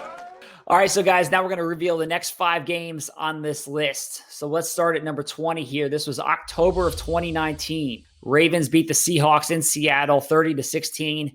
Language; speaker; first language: English; native; English